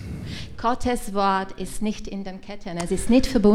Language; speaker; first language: German; non-native, learner; Czech